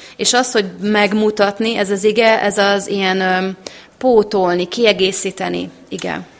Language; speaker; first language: Hungarian; native; Hungarian